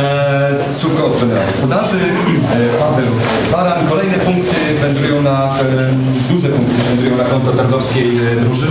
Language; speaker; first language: Polish; native; Polish